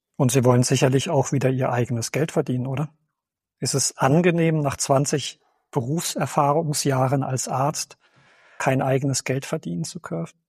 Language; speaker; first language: German; native; German